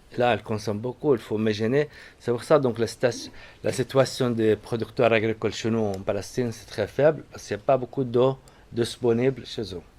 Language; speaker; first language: French; non-native, fluent; Arabic